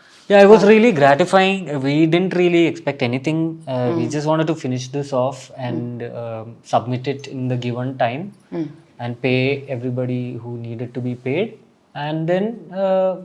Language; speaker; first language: English; non-native, local second language; Malayalam